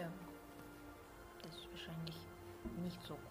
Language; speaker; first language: German; non-native, learner; Russian